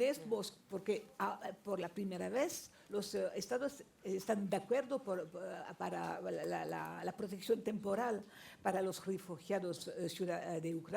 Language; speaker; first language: Spanish; non-native, fluent; French